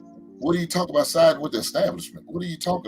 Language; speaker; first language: English; native; English